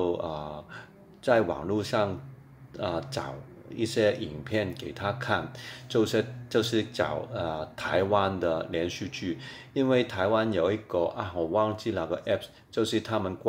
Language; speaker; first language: Chinese; non-native, fluent; Cantonese